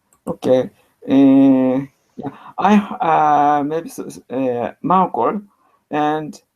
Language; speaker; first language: English; non-native, learner; Japanese